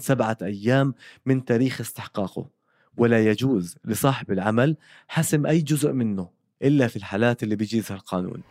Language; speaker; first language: Arabic; native; Arabic